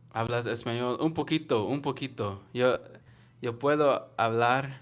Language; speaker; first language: Spanish; non-native, learner; English